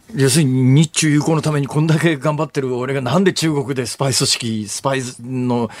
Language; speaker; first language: Japanese; native; Japanese